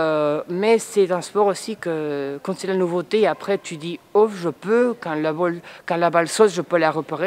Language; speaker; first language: French; non-native, fluent; Spanish